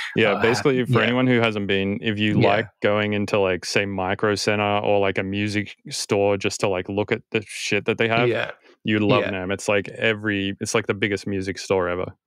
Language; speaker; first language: English; native; English